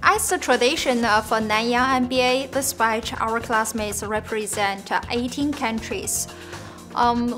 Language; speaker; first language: English; non-native, fluent; Chinese